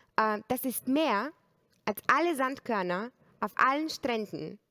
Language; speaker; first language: German; non-native, fluent; Bulgarian